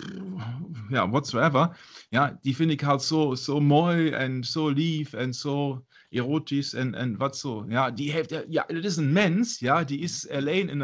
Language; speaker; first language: Dutch; non-native, learner; German